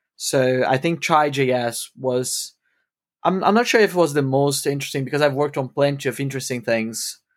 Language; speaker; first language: English; non-native, fluent; Portuguese